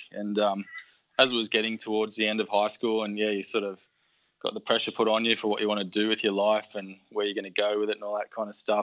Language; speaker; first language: English; native; English